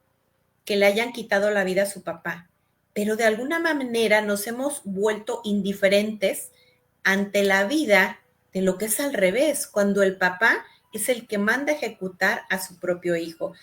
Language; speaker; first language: Spanish; native; Spanish